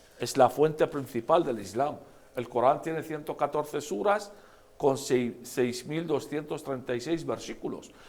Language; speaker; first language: Spanish; non-native, fluent; Arabic